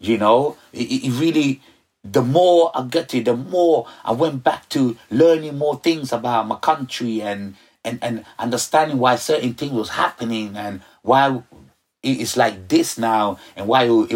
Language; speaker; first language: English; early bilingual, other home language; Ga